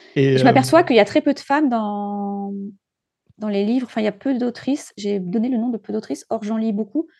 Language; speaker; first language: French; native; French